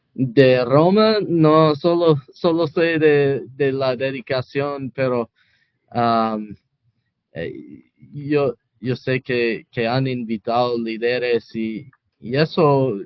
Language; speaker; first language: Spanish; non-native, fluent; English